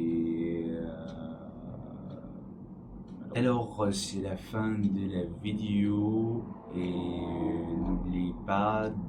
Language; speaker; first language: French; non-native, learner; Arabic